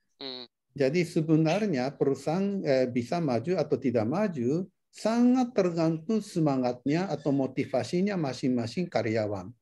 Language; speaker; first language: Indonesian; non-native, fluent; Japanese